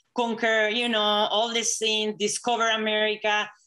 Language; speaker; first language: English; non-native, fluent; Spanish